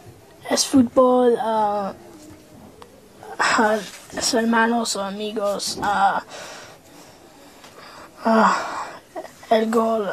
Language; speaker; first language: Spanish; non-native, learner; English